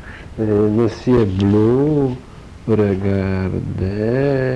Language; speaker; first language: French; non-native, learner; Polish